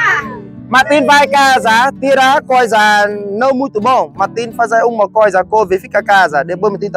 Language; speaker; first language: Portuguese; non-native, learner; Vietnamese